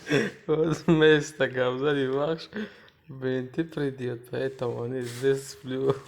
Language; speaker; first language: Russian; non-native, learner; Tajik